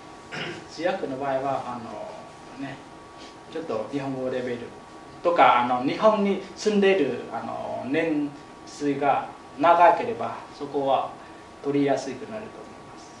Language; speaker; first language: Japanese; non-native, learner; Vietnamese